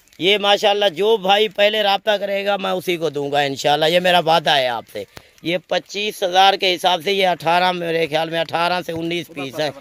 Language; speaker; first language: Urdu; non-native, local second language; Punjabi